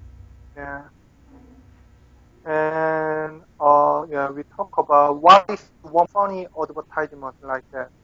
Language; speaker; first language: English; non-native, learner; Korean